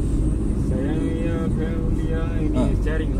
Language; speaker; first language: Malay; non-native, learner; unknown